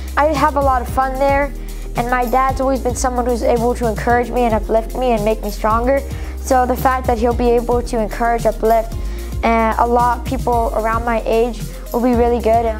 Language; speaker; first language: English; native; English